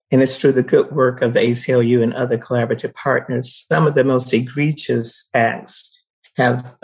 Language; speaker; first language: English; native; English